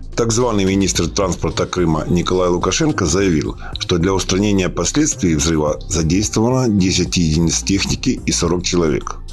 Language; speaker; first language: Russian; non-native, local second language; Ukrainian